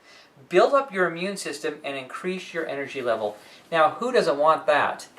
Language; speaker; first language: English; native; English